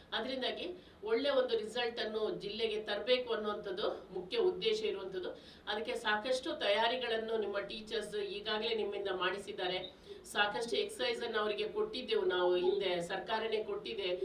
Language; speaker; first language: Kannada; native; Kannada